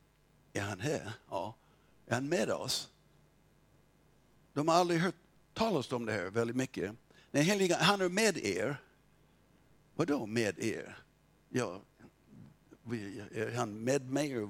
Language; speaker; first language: Swedish; non-native, fluent; English